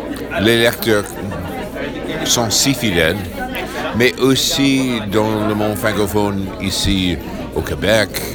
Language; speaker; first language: French; non-native, fluent; English